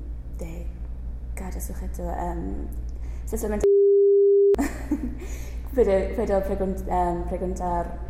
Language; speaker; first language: Spanish; non-native, learner; English